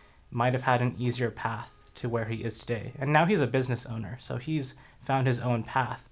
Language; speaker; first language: English; native; English